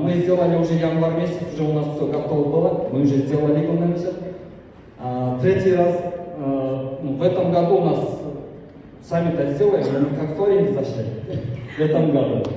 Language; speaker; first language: Russian; non-native, local second language; Kyrgyz